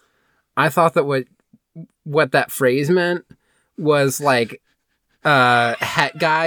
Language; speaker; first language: English; native; English